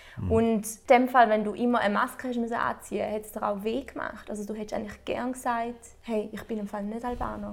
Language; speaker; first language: German; early bilingual, other home language; Albanian